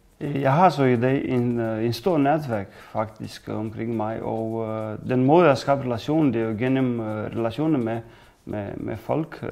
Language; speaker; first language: Danish; non-native, fluent; Romanian